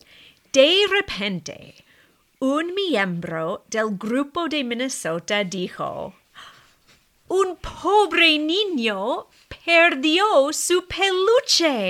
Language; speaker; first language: Spanish; non-native, fluent; English